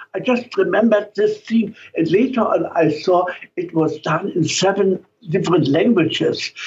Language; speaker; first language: English; non-native, fluent; German